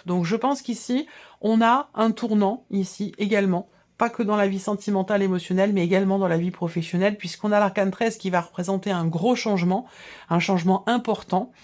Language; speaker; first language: French; native; French